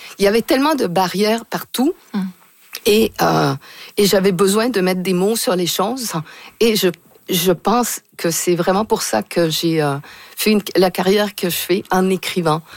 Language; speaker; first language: French; native; French